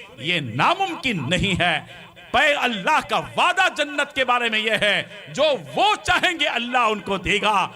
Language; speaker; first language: Urdu; native; Urdu